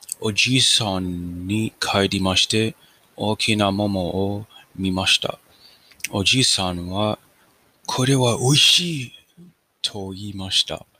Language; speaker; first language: Japanese; non-native, learner; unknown